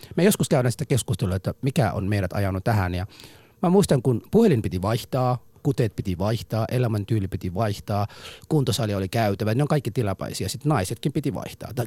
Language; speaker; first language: Finnish; non-native, fluent; Somali